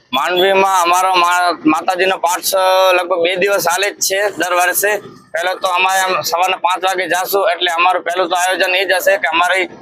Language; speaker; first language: Gujarati; native; Gujarati